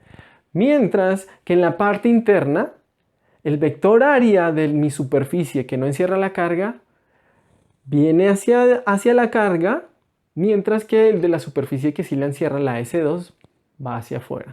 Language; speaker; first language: Spanish; native; Spanish